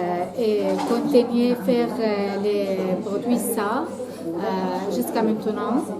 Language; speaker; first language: French; non-native, learner; Arabic